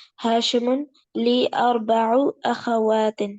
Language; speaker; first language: Arabic; non-native, learner; Urdu